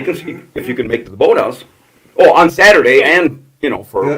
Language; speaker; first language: English; native; English